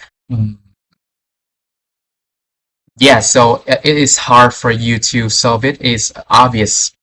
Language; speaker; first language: English; non-native, fluent; Vietnamese